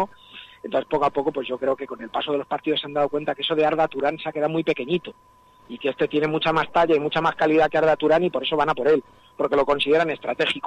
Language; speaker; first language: Spanish; native; Spanish